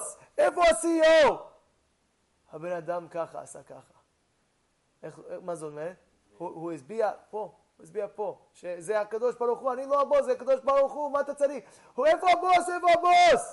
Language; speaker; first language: Hebrew; non-native, fluent; English